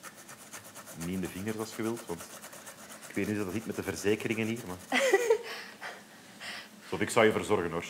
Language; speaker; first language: Dutch; native; Dutch